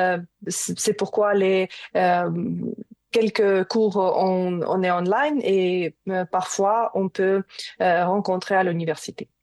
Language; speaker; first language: French; non-native, learner; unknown